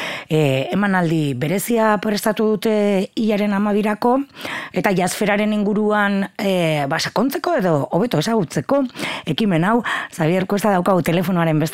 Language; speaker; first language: Basque; native; Basque